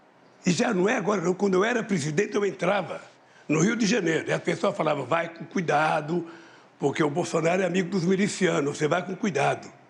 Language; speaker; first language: Portuguese; native; Portuguese